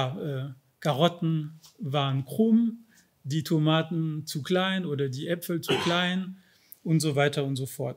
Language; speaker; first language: German; non-native, fluent; French